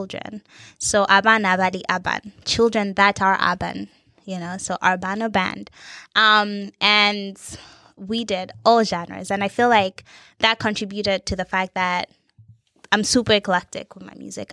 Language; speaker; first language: English; non-native, local second language; Ganda